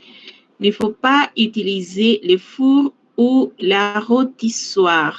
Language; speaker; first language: French; non-native, fluent; Spanish